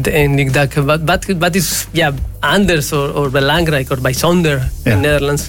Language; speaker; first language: Dutch; non-native, learner; Spanish